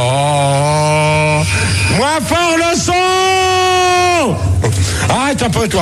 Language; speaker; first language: French; native; French